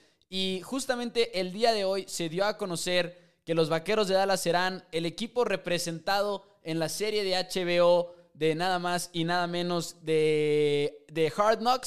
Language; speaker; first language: Spanish; native; Spanish